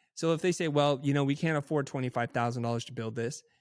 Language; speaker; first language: English; native; English